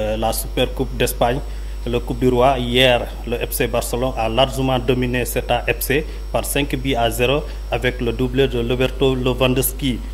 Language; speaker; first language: French; non-native, local second language; Fula